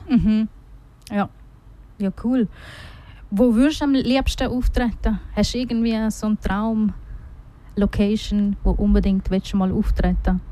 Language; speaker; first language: German; native; German